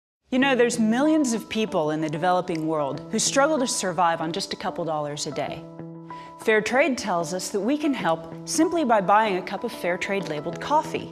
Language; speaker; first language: English; native; English